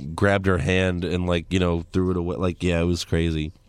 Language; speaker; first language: English; early bilingual, other home language; Italian